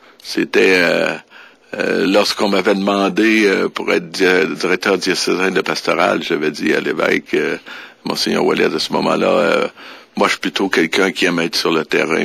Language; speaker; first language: French; native; French